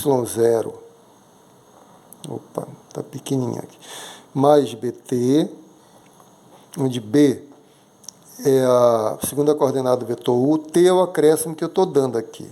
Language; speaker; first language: Portuguese; native; Portuguese